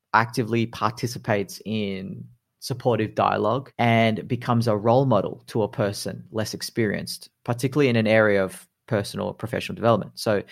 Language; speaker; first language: English; native; English